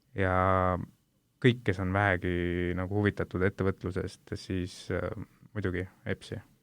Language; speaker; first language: Estonian; early bilingual, other home language; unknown